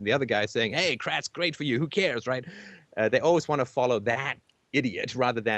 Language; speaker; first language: English; native; English